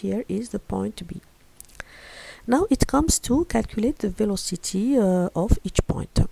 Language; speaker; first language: English; non-native, fluent; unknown